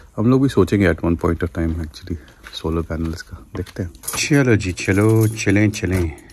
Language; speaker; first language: Hindi; native; Hindi